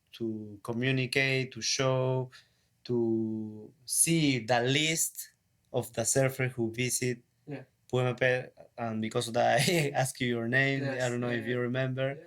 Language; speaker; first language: English; non-native, learner; Spanish